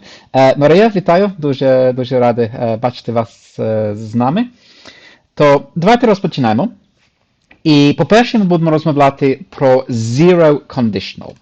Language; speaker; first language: Ukrainian; non-native, fluent; English